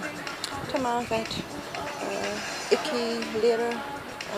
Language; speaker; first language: Turkish; non-native, learner; English